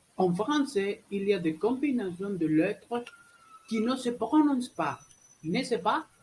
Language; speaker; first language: French; non-native, learner; Spanish